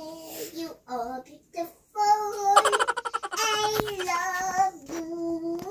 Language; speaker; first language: English; non-native, local second language; Cantonese